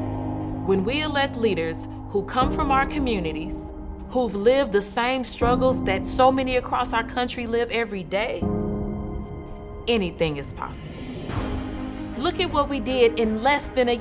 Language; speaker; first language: English; native; English